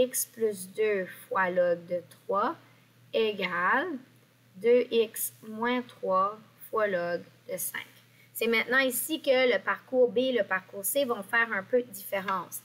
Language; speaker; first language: French; native; French